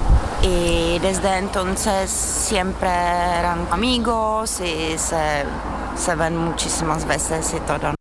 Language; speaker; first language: Spanish; non-native, fluent; Czech